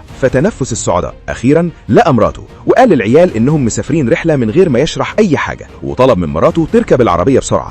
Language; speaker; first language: Arabic; native; Arabic